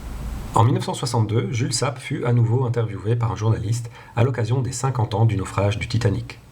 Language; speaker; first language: French; non-native, local second language; Dutch